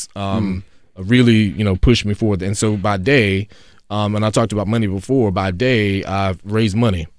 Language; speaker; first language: English; native; English